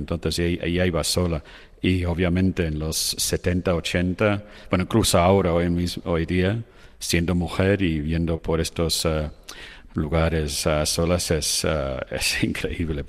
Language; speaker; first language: Spanish; non-native, fluent; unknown